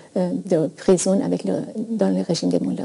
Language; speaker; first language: French; non-native, fluent; Persian